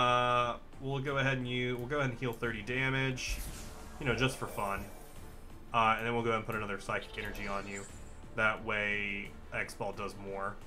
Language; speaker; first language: English; native; English